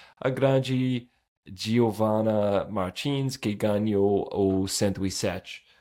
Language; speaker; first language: Portuguese; non-native, fluent; English